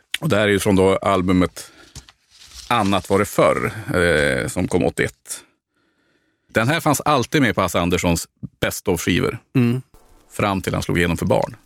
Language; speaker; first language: Swedish; native; Swedish